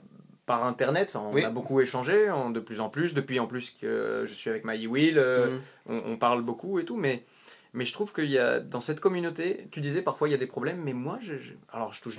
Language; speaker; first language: French; native; French